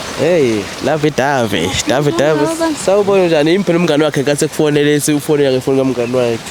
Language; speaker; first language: Zulu; native; Zulu